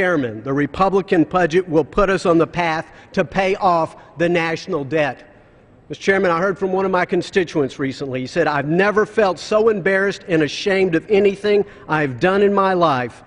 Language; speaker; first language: English; native; English